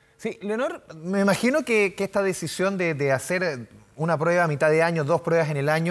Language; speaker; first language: Spanish; native; Spanish